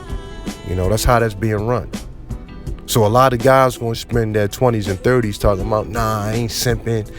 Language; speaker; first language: English; native; English